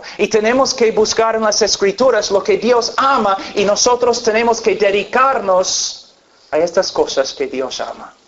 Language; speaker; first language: Spanish; non-native, fluent; English